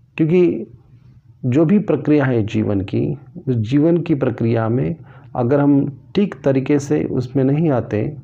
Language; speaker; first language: Hindi; non-native, local second language; Marathi